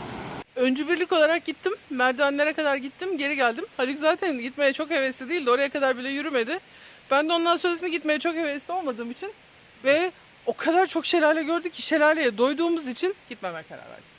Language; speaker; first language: Turkish; native; Turkish